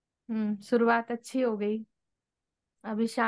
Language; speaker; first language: Hindi; native; Hindi